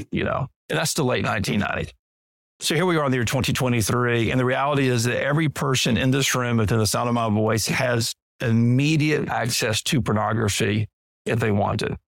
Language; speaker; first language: English; native; English